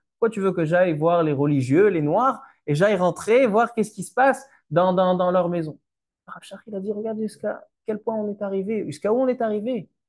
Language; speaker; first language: French; native; French